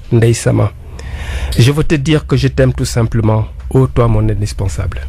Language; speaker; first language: French; non-native, local second language; Wolof